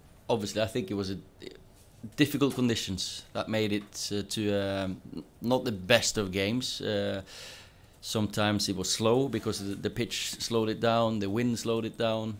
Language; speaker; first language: English; non-native, fluent; Norwegian